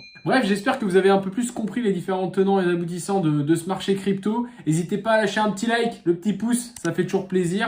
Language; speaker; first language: French; native; French